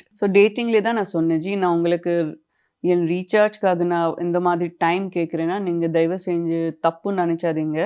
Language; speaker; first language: Tamil; non-native, fluent; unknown